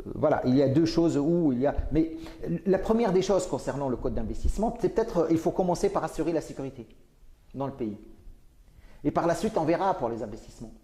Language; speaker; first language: French; non-native, local second language; Arabic